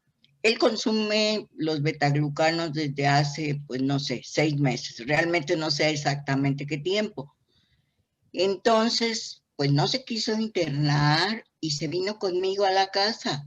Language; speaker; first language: Spanish; native; Spanish